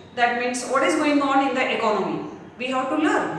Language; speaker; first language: English; non-native, local second language; Kannada